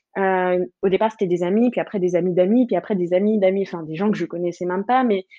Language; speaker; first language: French; native; French